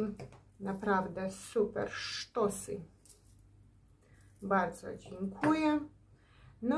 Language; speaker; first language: Polish; non-native, learner; Ukrainian